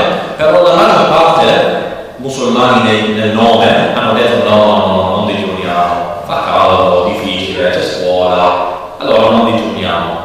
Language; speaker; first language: Italian; non-native, learner; English